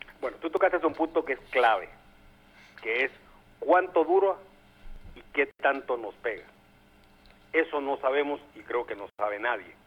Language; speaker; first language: Spanish; native; Spanish